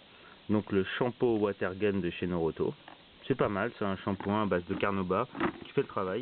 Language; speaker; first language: French; native; French